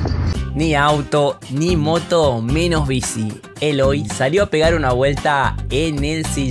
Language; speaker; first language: Spanish; native; Spanish